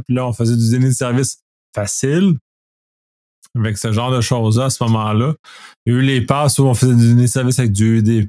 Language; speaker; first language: French; native; French